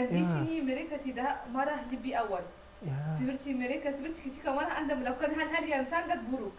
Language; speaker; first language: Indonesian; non-native, learner; Arabic